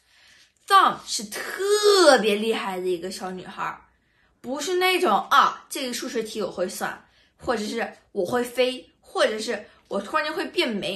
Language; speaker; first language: Chinese; early bilingual, other home language; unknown